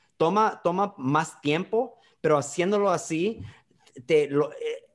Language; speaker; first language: Spanish; early bilingual, heritage; Spanish